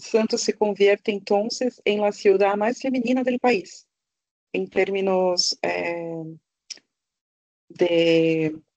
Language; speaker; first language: Spanish; non-native, fluent; Portuguese